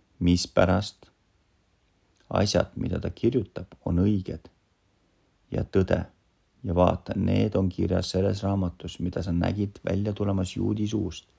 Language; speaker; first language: Estonian; non-native, local second language; Russian